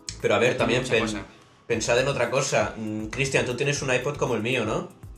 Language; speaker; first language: Spanish; native; Spanish